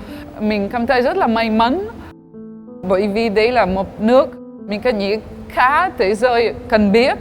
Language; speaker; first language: Vietnamese; non-native, fluent; French